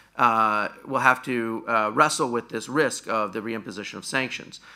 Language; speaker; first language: English; native; English